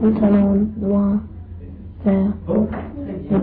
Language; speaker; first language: French; non-native, learner; English